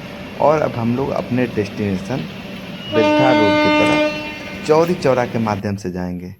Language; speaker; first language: Hindi; native; Hindi